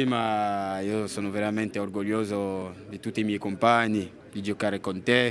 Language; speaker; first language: Italian; non-native, fluent; French